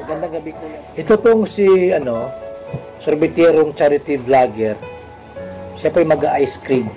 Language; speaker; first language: Filipino; native; Filipino